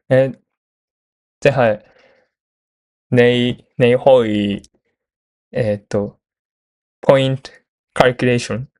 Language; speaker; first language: Cantonese; non-native, learner; Japanese